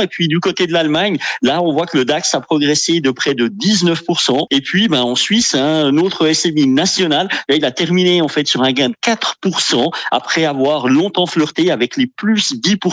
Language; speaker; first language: French; native; French